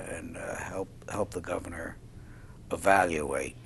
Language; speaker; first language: English; native; English